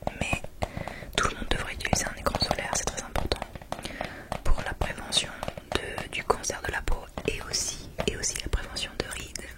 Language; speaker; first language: French; native; French